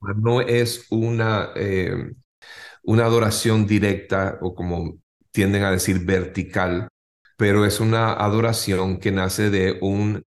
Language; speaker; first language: Spanish; native; Spanish